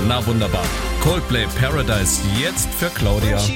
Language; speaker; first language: German; native; German